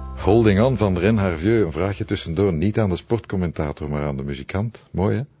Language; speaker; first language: Dutch; native; Dutch